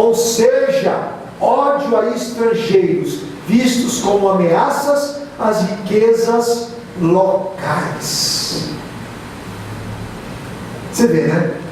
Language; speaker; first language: Portuguese; native; Portuguese